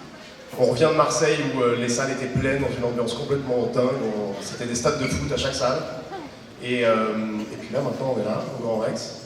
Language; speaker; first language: French; native; French